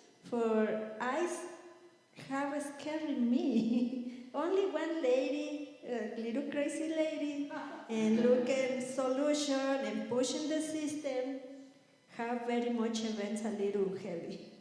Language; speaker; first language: English; non-native, learner; Spanish